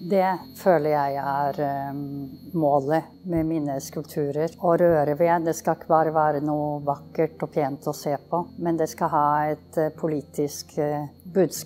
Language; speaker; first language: Norwegian; early bilingual, heritage; Norwegian